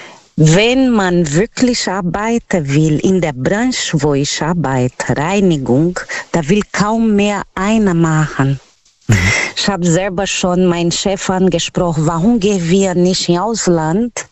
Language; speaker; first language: German; non-native, learner; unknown